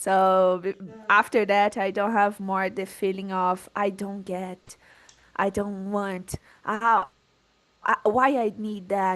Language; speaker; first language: English; non-native, learner; Portuguese